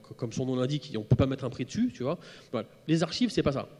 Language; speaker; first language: French; native; French